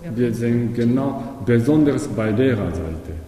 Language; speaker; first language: German; non-native, learner; Japanese